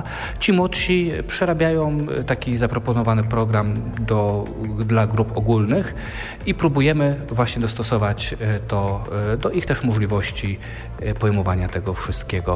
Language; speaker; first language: Polish; native; Polish